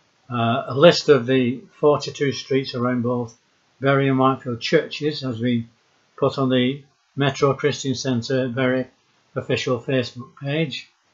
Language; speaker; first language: English; native; English